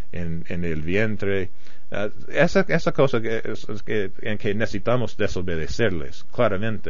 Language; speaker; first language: Spanish; non-native, fluent; English